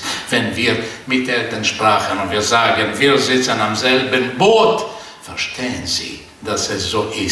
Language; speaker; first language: German; non-native, fluent; Portuguese